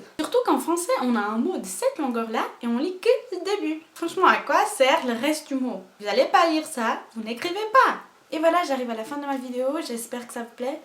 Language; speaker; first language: French; non-native, fluent; Portuguese